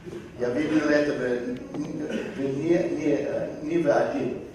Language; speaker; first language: Russian; non-native, fluent; English